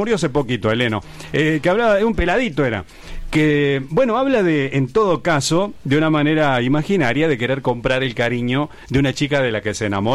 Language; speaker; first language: Spanish; native; Spanish